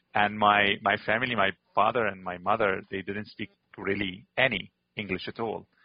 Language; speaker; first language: English; non-native, fluent; Arabic